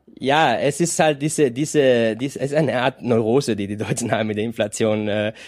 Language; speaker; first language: German; non-native, fluent; Spanish